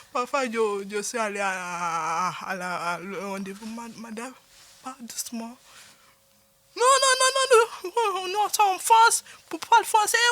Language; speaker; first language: French; non-native, learner; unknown